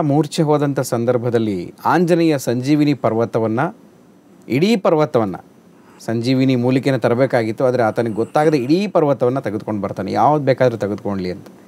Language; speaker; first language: Kannada; native; Kannada